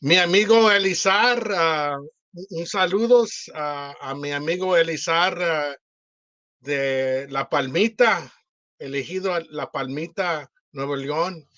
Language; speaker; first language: Spanish; early bilingual, heritage; Spanish